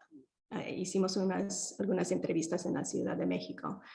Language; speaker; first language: Spanish; early bilingual, heritage; Spanish